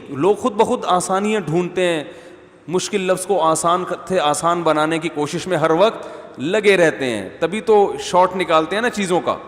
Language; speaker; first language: Urdu; native; Urdu